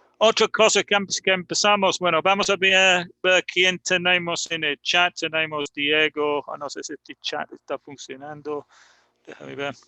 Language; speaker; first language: Spanish; non-native, fluent; English